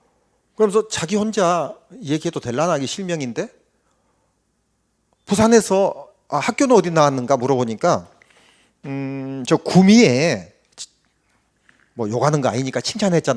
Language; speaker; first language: Korean; native; Korean